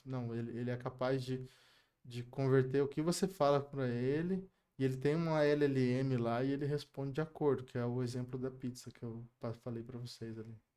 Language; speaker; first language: Portuguese; native; Portuguese